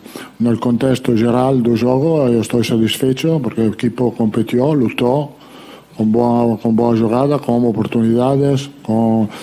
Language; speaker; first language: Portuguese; non-native, learner; Italian